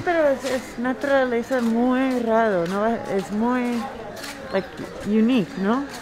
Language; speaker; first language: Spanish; non-native, fluent; English